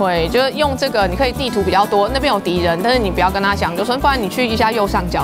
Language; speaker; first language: Chinese; native; Chinese